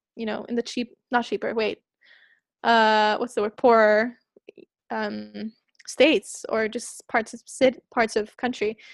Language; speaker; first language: English; non-native, fluent; Finnish